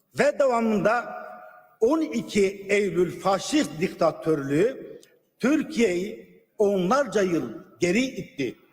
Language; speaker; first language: Turkish; non-native, local second language; Kurdish